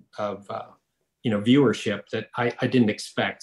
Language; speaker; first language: English; native; English